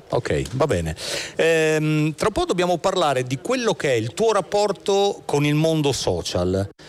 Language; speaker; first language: Italian; native; Italian